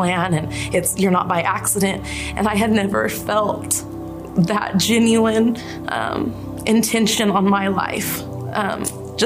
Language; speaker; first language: English; native; English